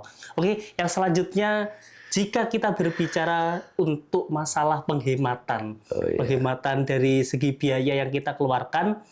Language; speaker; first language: Indonesian; native; Indonesian